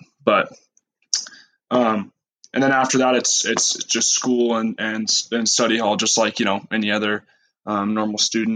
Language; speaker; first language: English; native; English